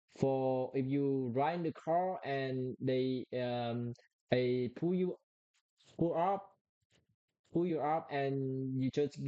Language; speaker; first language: English; non-native, learner; Vietnamese